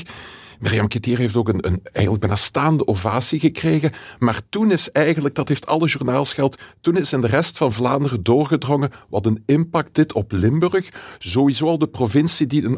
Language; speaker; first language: Dutch; native; Dutch